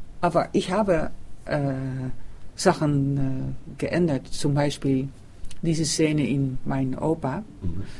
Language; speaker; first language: German; non-native, learner; Dutch